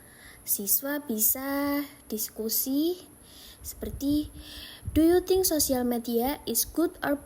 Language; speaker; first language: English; non-native, learner; Indonesian